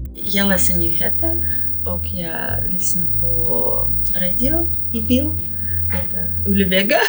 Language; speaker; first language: Swedish; non-native, fluent; Russian